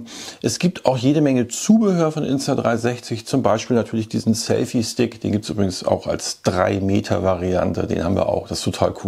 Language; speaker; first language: German; native; German